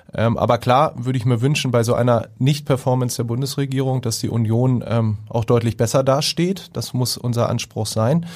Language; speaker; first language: German; native; German